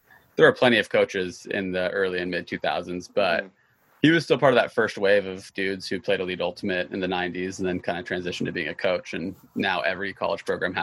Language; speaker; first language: English; native; English